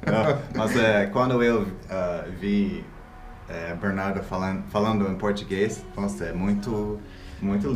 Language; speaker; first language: Portuguese; non-native, learner; English